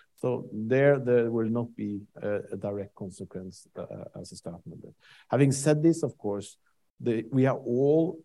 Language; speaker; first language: English; non-native, fluent; Norwegian